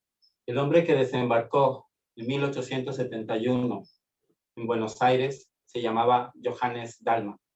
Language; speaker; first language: Spanish; native; Spanish